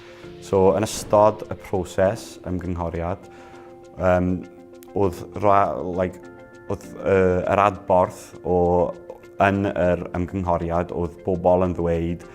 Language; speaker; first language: Welsh; non-native, local second language; English